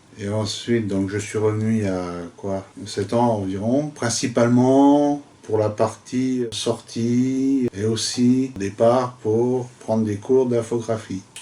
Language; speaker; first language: French; native; French